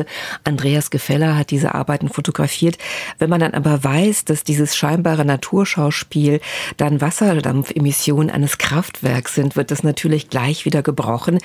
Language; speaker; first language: German; native; German